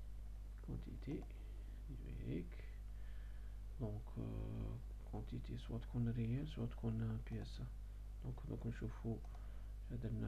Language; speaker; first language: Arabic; native; Arabic